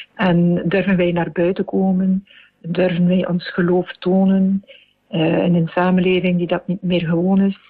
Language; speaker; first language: Dutch; native; Dutch